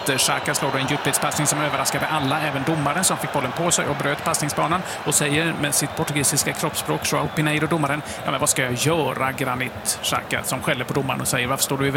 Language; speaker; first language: Swedish; native; Swedish